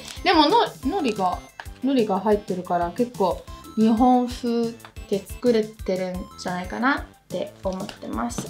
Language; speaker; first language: Japanese; non-native, fluent; Italian